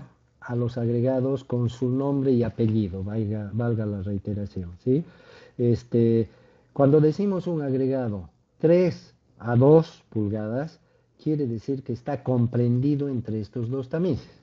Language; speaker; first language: Spanish; native; Spanish